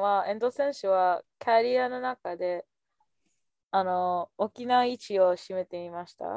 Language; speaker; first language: Japanese; non-native, fluent; English